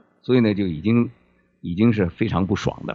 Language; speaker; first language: Chinese; native; Chinese